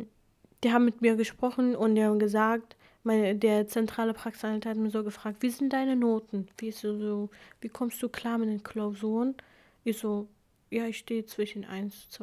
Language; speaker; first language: German; non-native, fluent; Kurdish